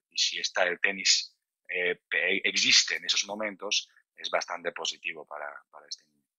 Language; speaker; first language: Spanish; non-native, fluent; Georgian